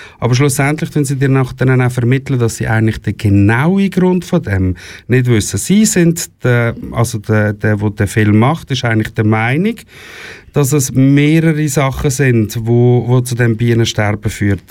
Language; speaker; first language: German; native; German